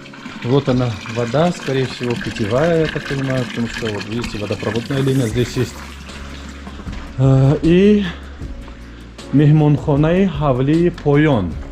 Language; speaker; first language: Russian; non-native, local second language; Tajik